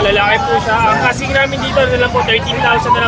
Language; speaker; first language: Filipino; native; Filipino